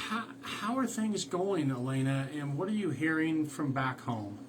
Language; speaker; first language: English; native; English